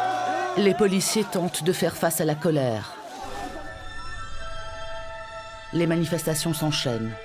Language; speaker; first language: French; native; French